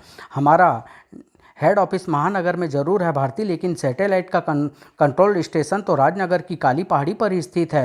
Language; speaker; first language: Hindi; native; Hindi